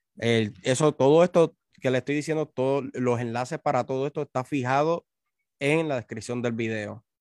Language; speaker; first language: Spanish; native; Spanish